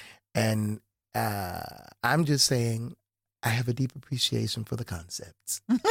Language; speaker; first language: English; native; English